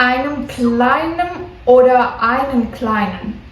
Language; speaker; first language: German; non-native, learner; Portuguese